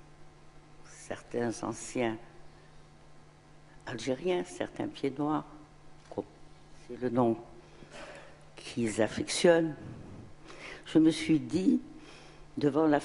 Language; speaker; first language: French; non-native, local second language; Arabic